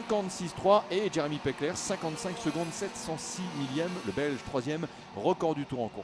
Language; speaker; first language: French; native; French